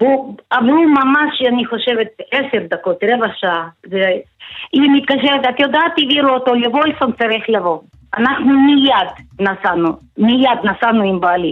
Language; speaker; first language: Hebrew; non-native, fluent; Russian